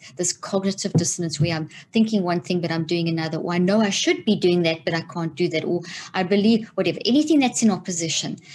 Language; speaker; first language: English; native; English